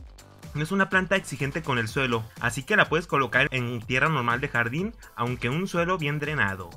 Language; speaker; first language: Spanish; native; Spanish